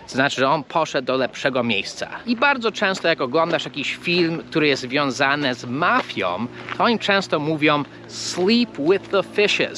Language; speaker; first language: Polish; non-native, fluent; English